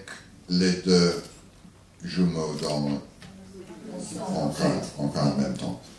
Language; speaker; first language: French; non-native, learner; English